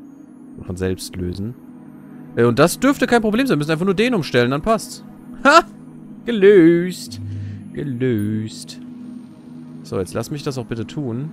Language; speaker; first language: German; native; German